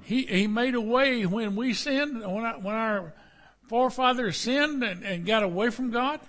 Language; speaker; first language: English; native; English